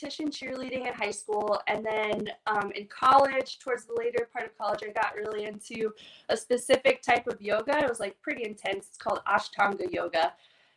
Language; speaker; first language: English; native; English